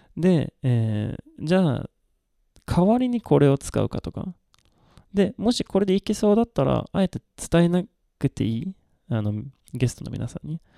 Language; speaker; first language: Japanese; non-native, fluent; Swedish